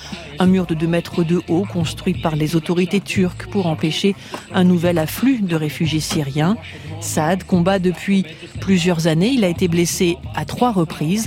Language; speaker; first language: French; native; French